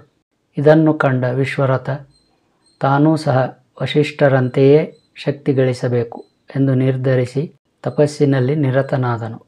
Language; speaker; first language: Kannada; native; Kannada